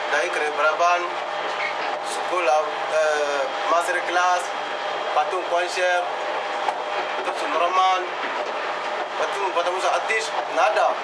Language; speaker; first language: Russian; non-native, learner; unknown